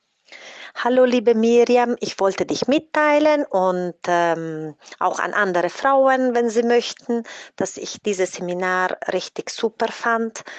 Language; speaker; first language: German; non-native, fluent; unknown